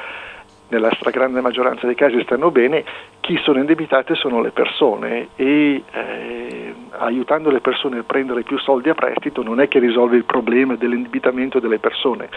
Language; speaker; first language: Italian; native; Italian